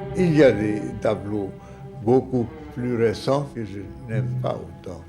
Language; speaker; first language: French; non-native, fluent; Hungarian